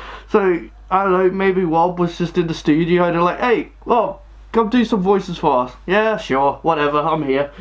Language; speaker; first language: English; native; English